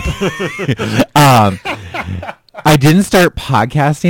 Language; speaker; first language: English; native; English